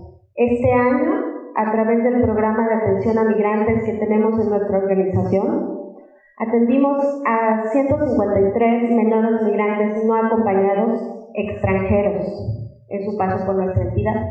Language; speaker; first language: Spanish; native; Spanish